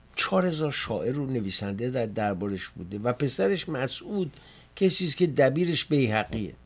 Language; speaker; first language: Persian; native; Persian